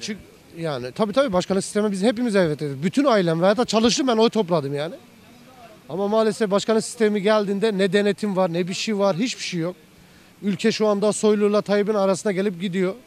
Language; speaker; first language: Turkish; native; Turkish